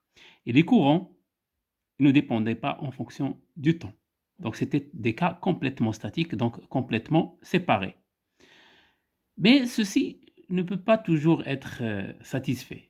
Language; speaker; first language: French; non-native, local second language; Arabic